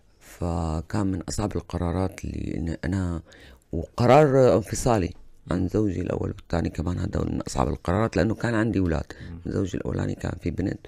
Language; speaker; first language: Arabic; native; Arabic